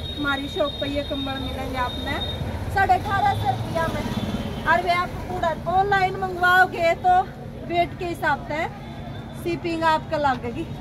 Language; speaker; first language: Hindi; native; Hindi